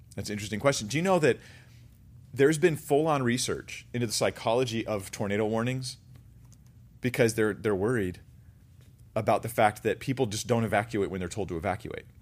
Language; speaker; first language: English; native; English